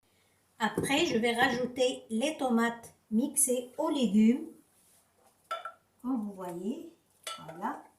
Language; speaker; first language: French; non-native, local second language; Arabic